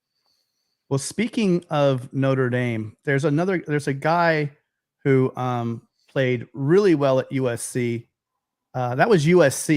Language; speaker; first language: English; native; English